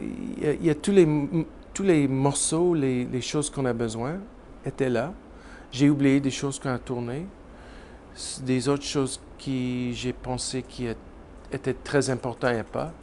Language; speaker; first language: French; non-native, learner; English